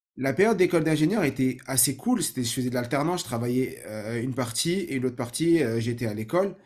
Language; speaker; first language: French; native; French